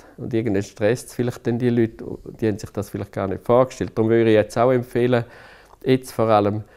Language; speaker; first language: German; native; German